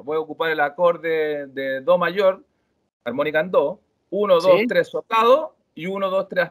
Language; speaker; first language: Spanish; native; Spanish